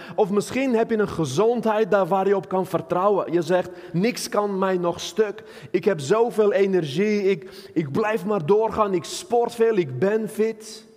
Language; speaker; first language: Dutch; non-native, fluent; Armenian